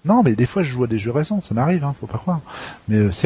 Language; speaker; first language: French; native; French